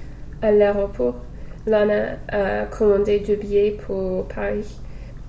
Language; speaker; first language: French; non-native, fluent; English